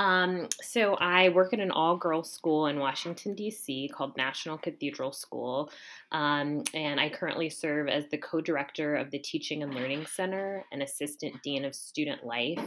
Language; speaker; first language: English; native; English